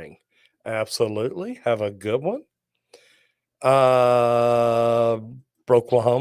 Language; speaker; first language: English; native; English